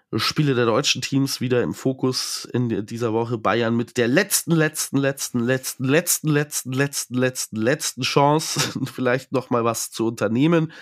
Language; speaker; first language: German; native; German